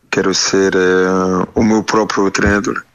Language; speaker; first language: Portuguese; early bilingual, heritage; French